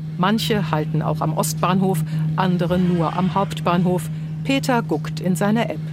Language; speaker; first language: German; native; German